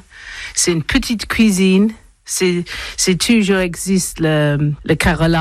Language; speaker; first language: French; non-native, learner; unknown